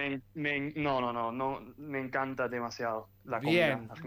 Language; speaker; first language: Spanish; early bilingual, heritage; English